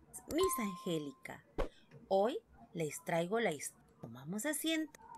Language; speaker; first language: Spanish; native; Spanish